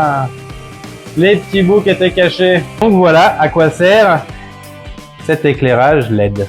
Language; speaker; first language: French; native; French